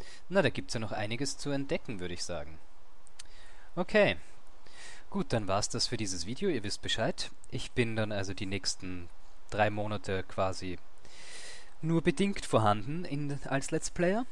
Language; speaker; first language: German; native; German